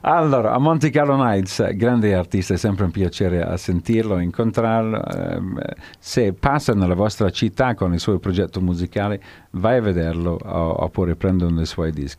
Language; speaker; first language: Italian; native; Italian